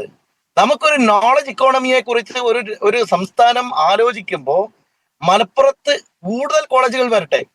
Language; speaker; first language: Malayalam; native; Malayalam